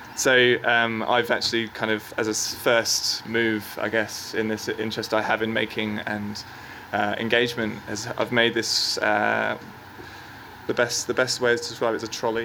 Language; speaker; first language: English; native; English